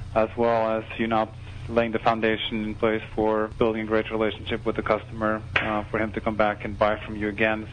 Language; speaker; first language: English; non-native, fluent; Norwegian